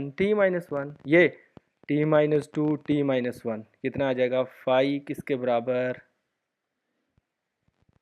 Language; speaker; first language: Hindi; native; Hindi